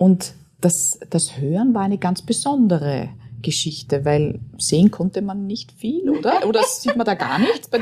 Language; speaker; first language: German; native; German